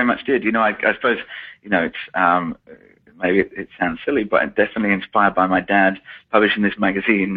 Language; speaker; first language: English; native; English